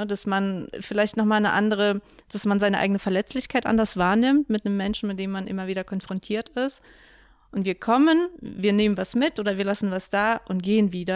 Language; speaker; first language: German; native; German